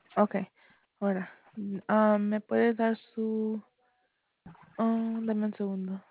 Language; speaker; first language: Spanish; early bilingual, heritage; Spanish